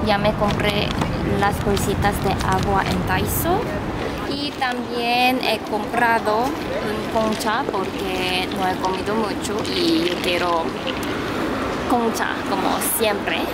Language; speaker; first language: Spanish; non-native, fluent; Korean